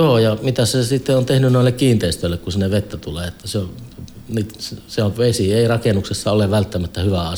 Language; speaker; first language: Finnish; native; Finnish